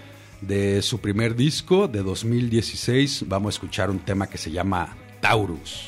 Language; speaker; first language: Spanish; native; Spanish